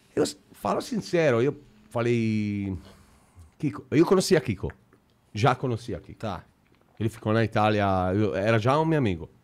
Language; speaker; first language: Portuguese; non-native, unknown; Italian